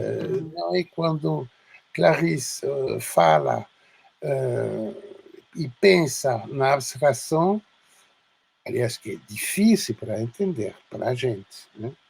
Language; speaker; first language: Portuguese; non-native, fluent; French